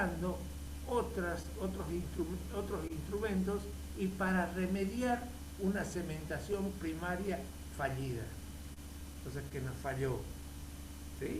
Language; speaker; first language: Spanish; native; Spanish